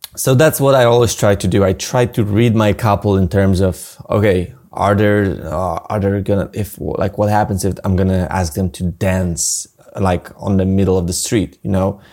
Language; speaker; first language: English; non-native, fluent; Polish